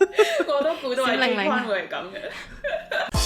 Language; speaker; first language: Cantonese; early bilingual, heritage; Cantonese